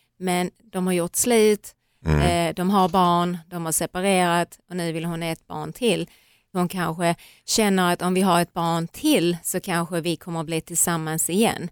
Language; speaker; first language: Swedish; native; Swedish